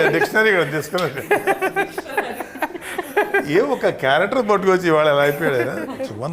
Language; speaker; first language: Telugu; native; Telugu